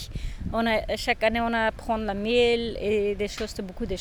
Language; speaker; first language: French; non-native, learner; Turkish